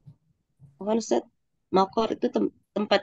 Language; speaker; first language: Indonesian; native; Indonesian